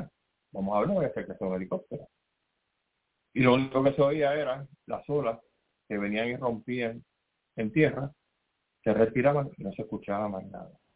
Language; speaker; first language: Spanish; native; Spanish